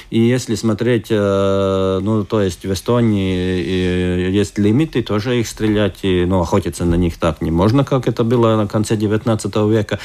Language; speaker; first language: Russian; non-native, local second language; Latvian